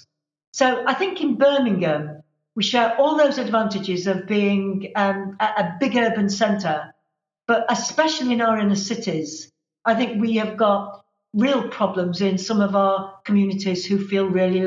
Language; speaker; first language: English; native; English